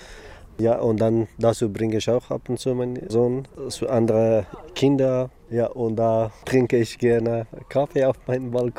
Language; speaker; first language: German; non-native, learner; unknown